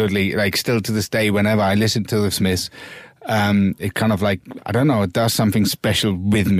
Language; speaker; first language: English; non-native, fluent; German